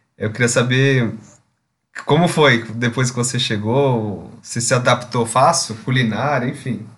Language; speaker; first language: Portuguese; native; Portuguese